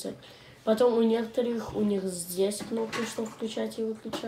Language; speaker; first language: Russian; early bilingual, heritage; English